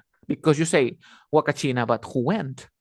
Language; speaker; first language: English; non-native, fluent; Spanish